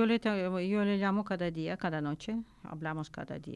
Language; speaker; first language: Spanish; non-native, learner; Ukrainian